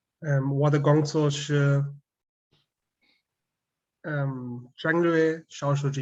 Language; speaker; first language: Chinese; non-native, learner; German